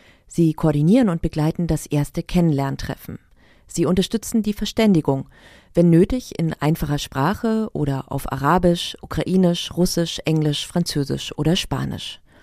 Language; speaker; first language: German; native; German